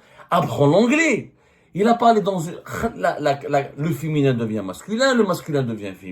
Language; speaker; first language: French; non-native, local second language; Arabic